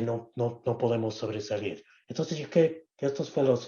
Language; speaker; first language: Spanish; non-native, local second language; English